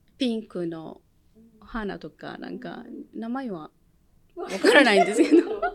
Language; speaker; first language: Japanese; non-native, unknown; Arabic